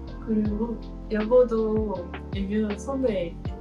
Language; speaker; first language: Korean; non-native, learner; Dutch